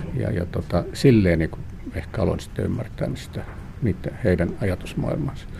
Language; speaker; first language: Finnish; native; Finnish